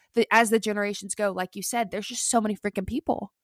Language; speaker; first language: English; early bilingual, other home language; Italian